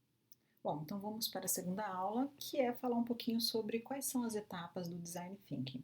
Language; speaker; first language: Portuguese; native; Portuguese